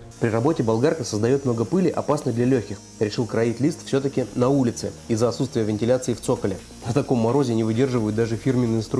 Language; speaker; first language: Russian; native; Russian